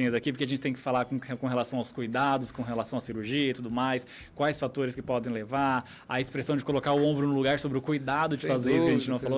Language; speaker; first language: Portuguese; native; Portuguese